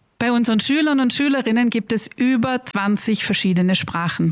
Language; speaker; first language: German; native; German